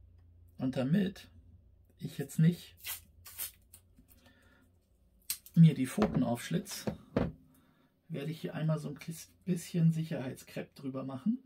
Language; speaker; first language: German; native; German